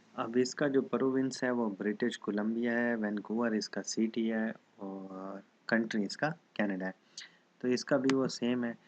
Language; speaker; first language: Urdu; non-native, local second language; Saraiki